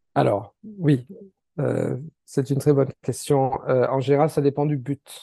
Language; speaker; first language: French; non-native, fluent; Italian